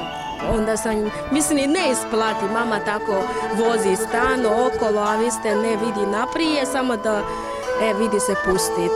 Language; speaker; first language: Bosnian; non-native, learner; Chinese